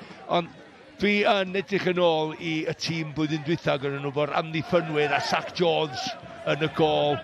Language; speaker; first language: Welsh; native; Welsh